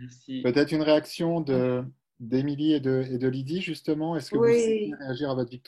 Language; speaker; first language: French; native; French